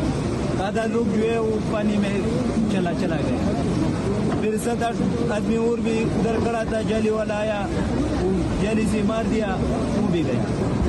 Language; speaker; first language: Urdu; non-native, local second language; Pashto